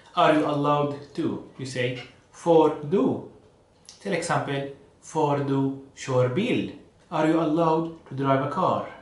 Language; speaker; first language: English; non-native, fluent; Arabic